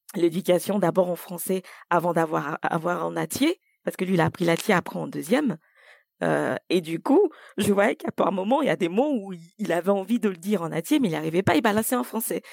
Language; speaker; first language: French; native; French